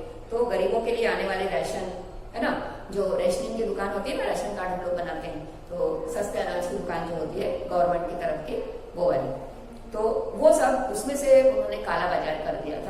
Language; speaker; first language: Hindi; non-native, local second language; Gujarati